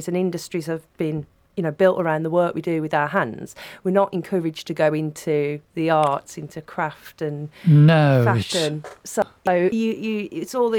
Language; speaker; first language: English; native; English